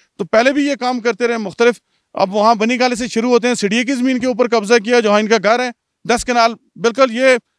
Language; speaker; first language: Urdu; non-native, local second language; Punjabi